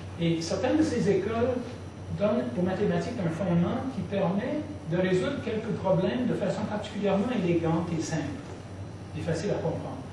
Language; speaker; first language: French; non-native, local second language; English